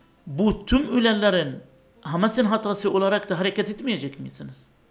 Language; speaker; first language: Turkish; non-native, fluent; Arabic